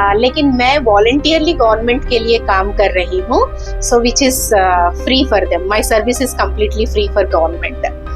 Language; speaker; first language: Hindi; non-native, local second language; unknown